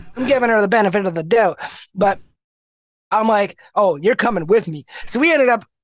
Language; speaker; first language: English; native; English